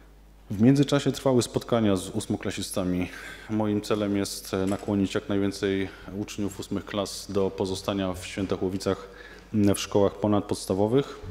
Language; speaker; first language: Polish; native; Polish